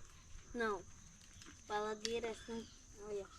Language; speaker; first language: Portuguese; native; Portuguese